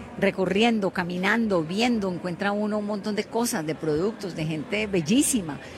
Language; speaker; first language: Spanish; native; Spanish